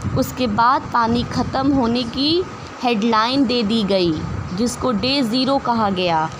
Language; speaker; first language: Hindi; native; Hindi